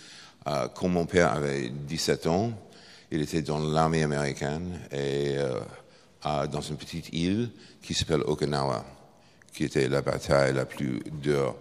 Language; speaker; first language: French; non-native, fluent; English